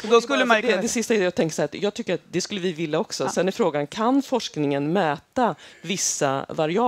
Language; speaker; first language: Swedish; native; Swedish